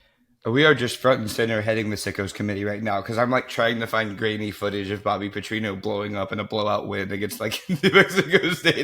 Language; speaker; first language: English; native; English